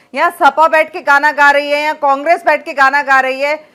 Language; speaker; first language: Hindi; native; Hindi